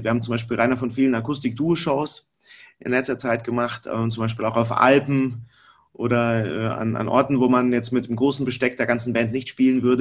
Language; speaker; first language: German; native; German